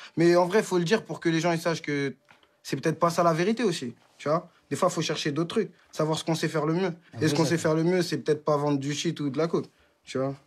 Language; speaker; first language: French; native; French